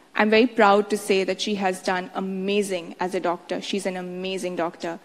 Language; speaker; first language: English; non-native, local second language; Hindi